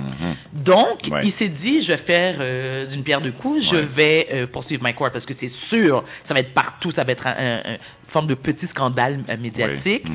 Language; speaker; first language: French; native; French